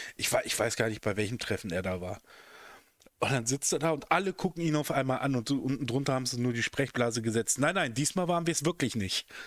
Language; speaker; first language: German; native; German